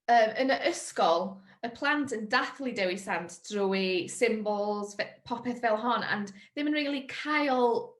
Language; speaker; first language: Welsh; non-native, local second language; English